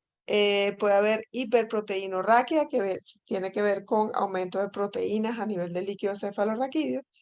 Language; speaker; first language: Spanish; native; Spanish